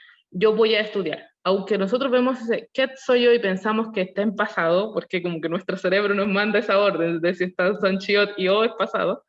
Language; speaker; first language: Spanish; non-native, learner; Korean